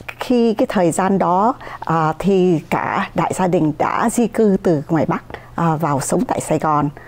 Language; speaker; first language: Vietnamese; native; Vietnamese